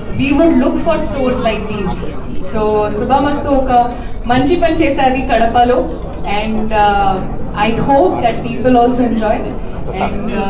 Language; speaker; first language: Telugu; non-native, learner; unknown